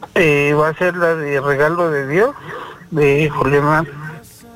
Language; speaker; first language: Spanish; native; Spanish